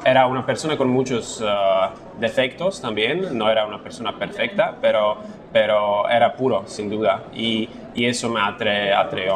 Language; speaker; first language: Spanish; non-native, fluent; Slovak